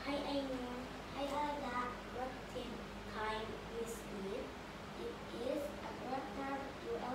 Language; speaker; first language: English; non-native, learner; Indonesian